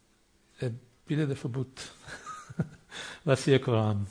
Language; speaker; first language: Danish; non-native, fluent; Bosnian